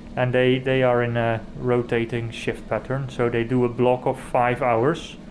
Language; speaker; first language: English; non-native, fluent; Dutch